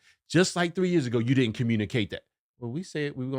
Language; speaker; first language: English; native; English